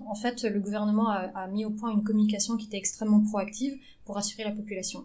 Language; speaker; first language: French; early bilingual, other home language; Vietnamese